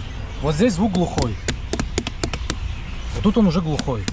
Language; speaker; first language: Russian; non-native, local second language; Tajik